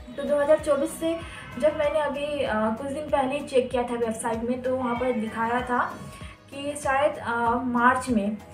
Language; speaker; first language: Hindi; non-native, local second language; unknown